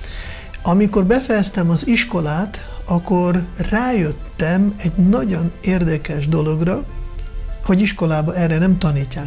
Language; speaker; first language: Hungarian; non-native, fluent; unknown